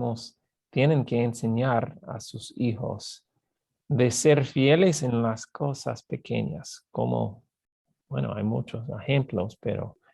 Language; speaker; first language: Spanish; non-native, fluent; English